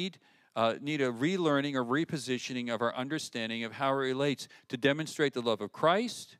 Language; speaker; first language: English; native; English